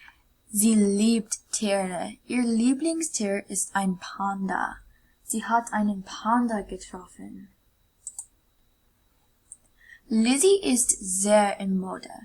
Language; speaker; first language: German; non-native, learner; English